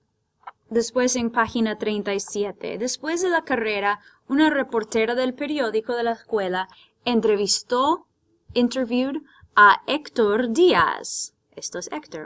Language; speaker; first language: Spanish; non-native, fluent; English